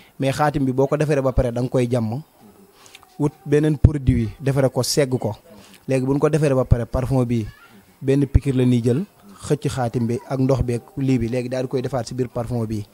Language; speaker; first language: Wolof; native; Wolof